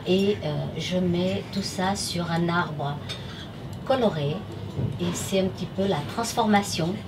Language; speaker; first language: French; non-native, fluent; Portuguese